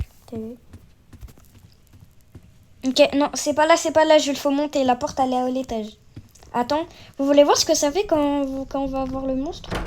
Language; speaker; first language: French; native; French